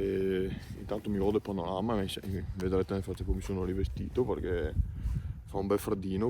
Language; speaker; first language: Italian; native; Italian